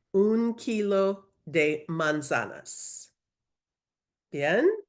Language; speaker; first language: Spanish; non-native, learner; English